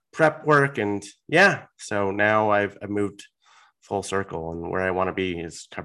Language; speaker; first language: English; native; English